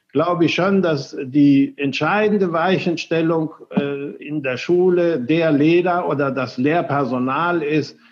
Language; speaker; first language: German; early bilingual, other home language; Spanish